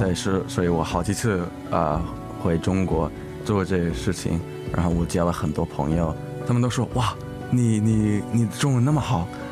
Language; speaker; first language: Chinese; early bilingual, heritage; English